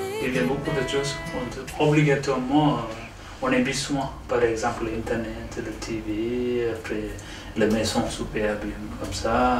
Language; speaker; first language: French; non-native, learner; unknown